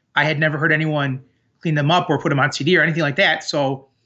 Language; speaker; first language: English; early bilingual, other home language; Armenian